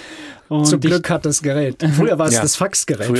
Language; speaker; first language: German; native; German